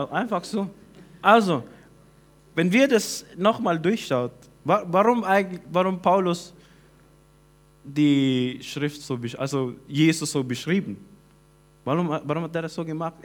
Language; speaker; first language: German; non-native, fluent; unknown